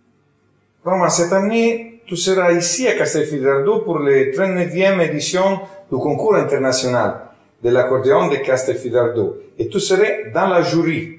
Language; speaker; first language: French; non-native, fluent; Italian